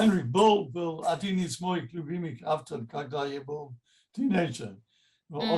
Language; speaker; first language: Russian; non-native, fluent; English